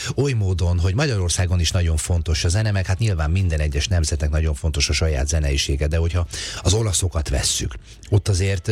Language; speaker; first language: Hungarian; native; Hungarian